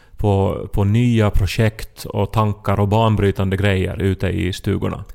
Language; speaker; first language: Swedish; native; Swedish